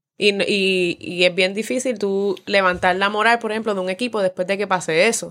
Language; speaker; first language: Spanish; native; Spanish